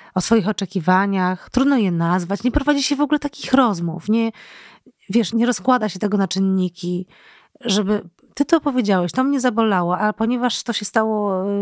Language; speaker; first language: Polish; native; Polish